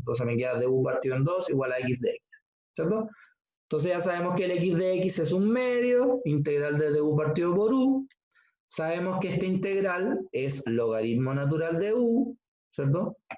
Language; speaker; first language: Spanish; native; Spanish